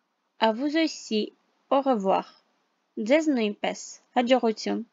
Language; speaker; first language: French; non-native, fluent; Armenian